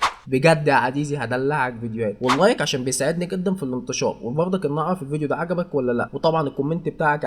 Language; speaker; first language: Arabic; native; Arabic